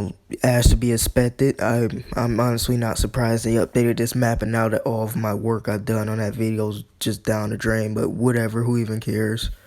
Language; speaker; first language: English; native; English